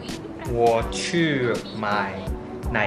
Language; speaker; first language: Chinese; non-native, learner; English